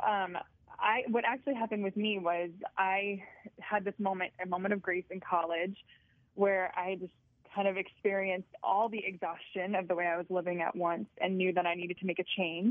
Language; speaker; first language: English; native; English